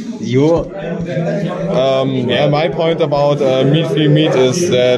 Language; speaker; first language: English; non-native, learner; German